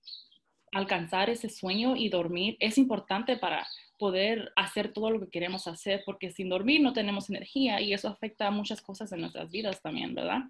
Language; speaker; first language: Spanish; early bilingual, heritage; Spanish